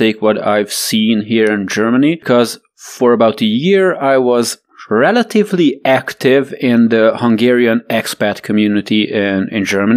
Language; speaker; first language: English; non-native, fluent; Romanian